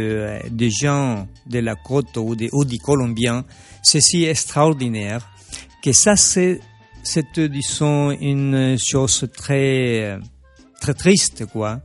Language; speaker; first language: French; non-native, fluent; Spanish